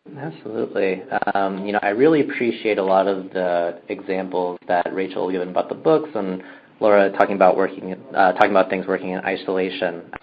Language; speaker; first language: English; native; English